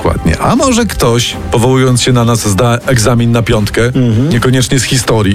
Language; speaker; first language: Polish; native; Polish